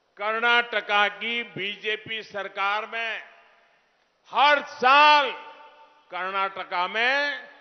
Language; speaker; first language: Hindi; non-native, local second language; Gujarati